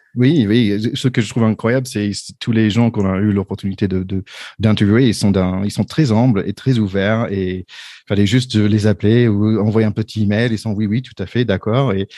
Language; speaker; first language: French; non-native, fluent; English